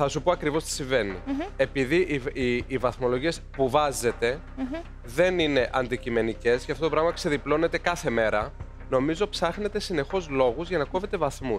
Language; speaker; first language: Greek; native; Greek